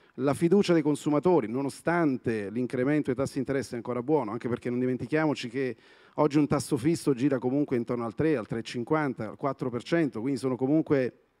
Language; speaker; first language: Italian; native; Italian